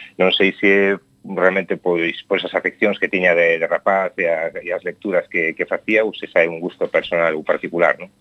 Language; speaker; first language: Galician; native; Galician